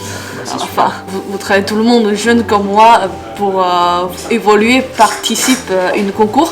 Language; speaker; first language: French; non-native, learner; Chinese